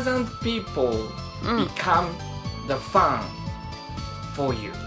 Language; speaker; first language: English; non-native, learner; Japanese